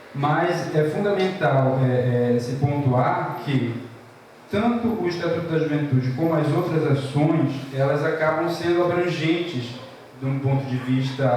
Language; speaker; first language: Portuguese; native; Portuguese